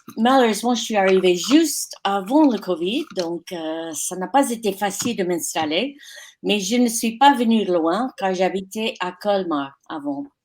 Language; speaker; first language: French; non-native, fluent; English